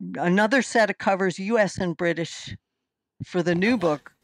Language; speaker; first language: English; native; English